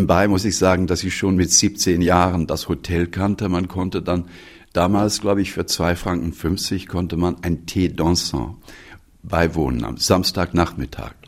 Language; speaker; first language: German; non-native, fluent; English